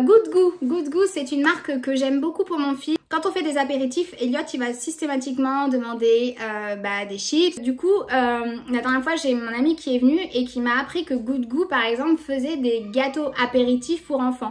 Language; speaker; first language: French; native; French